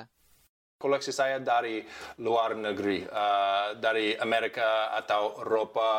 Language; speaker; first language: Indonesian; non-native, learner; English